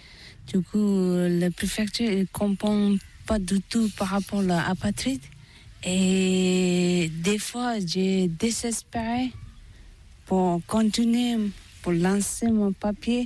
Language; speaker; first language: French; non-native, learner; Tibetan